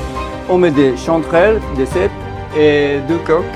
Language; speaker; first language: French; non-native, learner; Japanese